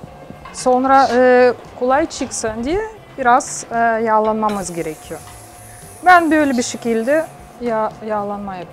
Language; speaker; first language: Turkish; non-native, fluent; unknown